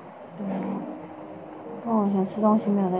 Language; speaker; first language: Chinese; native; Chinese